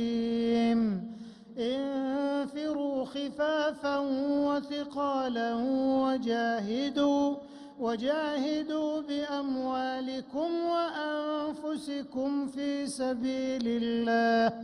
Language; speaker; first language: Arabic; native; Arabic